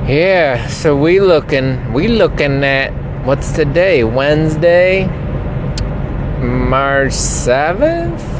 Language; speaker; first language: English; native; English